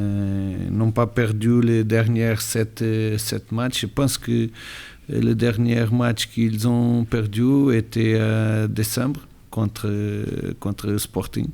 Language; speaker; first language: French; non-native, learner; Portuguese